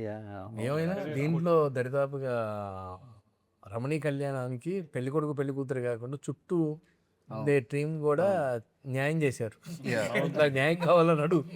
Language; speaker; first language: Telugu; native; Telugu